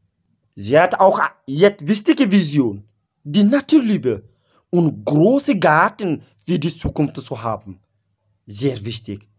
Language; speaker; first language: German; non-native, learner; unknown